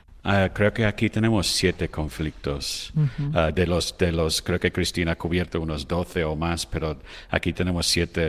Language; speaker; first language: Spanish; non-native, fluent; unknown